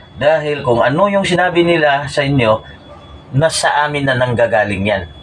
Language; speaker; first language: Filipino; non-native, local second language; Hiligaynon